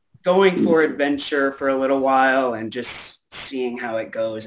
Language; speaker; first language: English; native; English